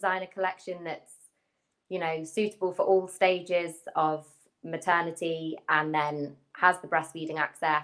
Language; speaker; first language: English; native; English